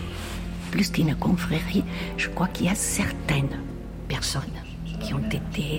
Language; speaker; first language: French; non-native, fluent; Spanish